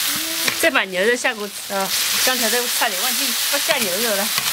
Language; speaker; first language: Chinese; native; Chinese